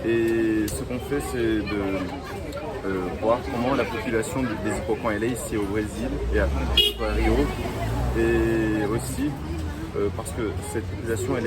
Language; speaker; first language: French; non-native, fluent; Portuguese